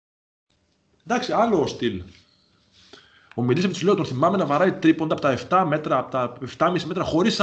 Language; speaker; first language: Greek; native; Greek